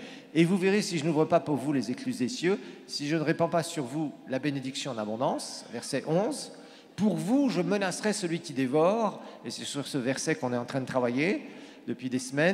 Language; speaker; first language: French; native; French